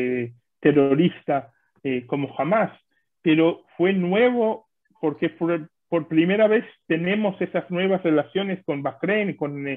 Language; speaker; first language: Spanish; non-native, fluent; Hebrew